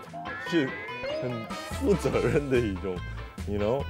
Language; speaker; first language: Chinese; non-native, fluent; Korean